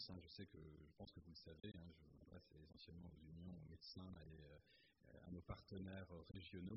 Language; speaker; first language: French; native; French